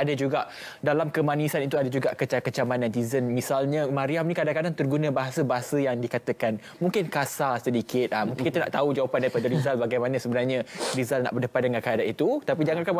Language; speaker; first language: Malay; native; Malay